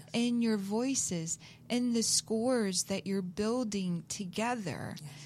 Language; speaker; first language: English; native; English